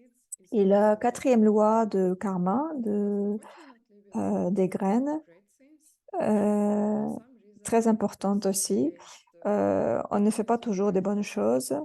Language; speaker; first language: French; non-native, fluent; Russian